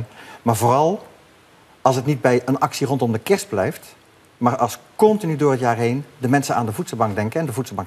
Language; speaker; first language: Dutch; native; Dutch